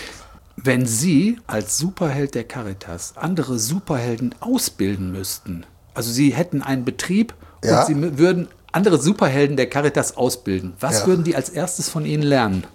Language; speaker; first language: German; native; German